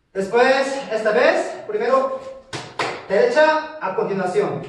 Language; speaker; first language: Spanish; non-native, learner; Korean